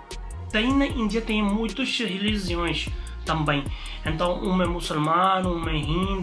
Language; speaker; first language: Portuguese; non-native, learner; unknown